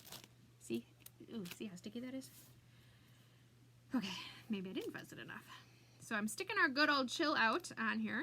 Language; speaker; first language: English; native; English